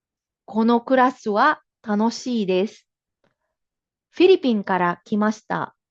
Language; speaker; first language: Japanese; non-native, fluent; Filipino